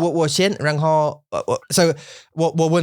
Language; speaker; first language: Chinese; non-native, learner; English